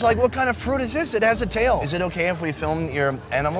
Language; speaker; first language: English; native; English